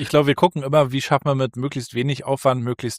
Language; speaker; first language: German; native; German